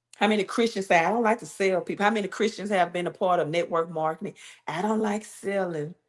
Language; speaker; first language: English; native; English